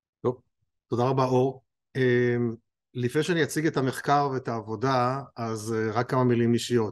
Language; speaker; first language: Hebrew; native; Hebrew